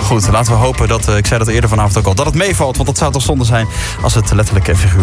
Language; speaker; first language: Dutch; native; Dutch